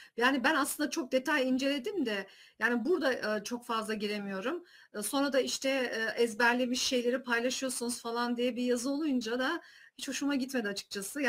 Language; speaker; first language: Turkish; early bilingual, heritage; Turkish